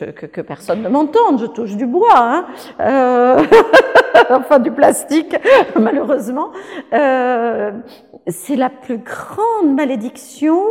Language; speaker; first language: French; native; French